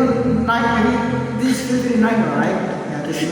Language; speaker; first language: English; non-native, learner; Indonesian